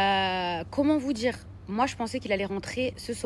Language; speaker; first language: French; native; French